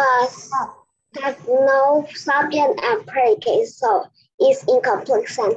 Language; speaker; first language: English; non-native, learner; Spanish